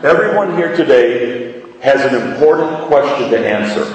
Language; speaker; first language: English; native; English